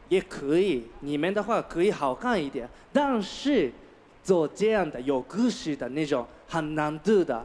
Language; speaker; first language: Chinese; non-native, learner; Japanese